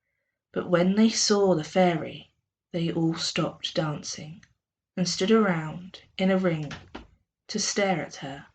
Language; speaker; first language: English; native; English